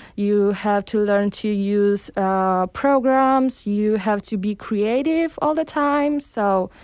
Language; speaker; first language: English; early bilingual, heritage; Spanish